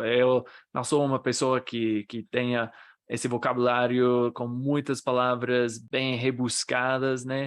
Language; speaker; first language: Portuguese; non-native, fluent; English